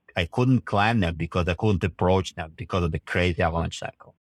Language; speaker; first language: English; non-native, fluent; Russian